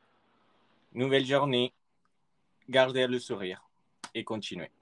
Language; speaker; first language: French; early bilingual, other home language; Spanish